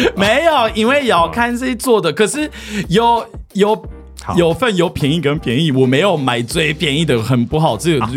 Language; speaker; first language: Chinese; non-native, fluent; French